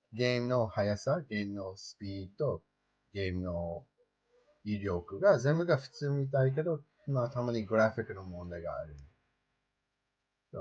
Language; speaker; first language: Japanese; non-native, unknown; English